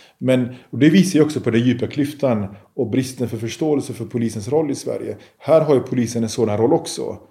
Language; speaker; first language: Swedish; early bilingual, other home language; Persian